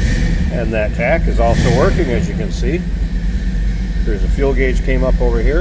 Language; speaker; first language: English; native; English